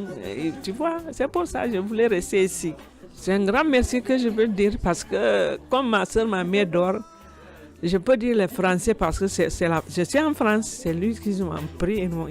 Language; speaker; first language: French; non-native, learner; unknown